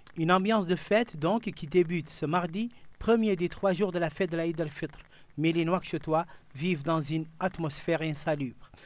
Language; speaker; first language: French; non-native, local second language; Arabic